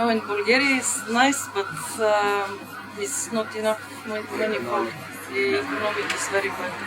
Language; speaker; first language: English; non-native, learner; Bulgarian